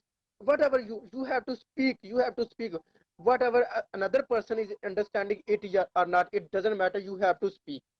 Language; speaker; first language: English; non-native, learner; Urdu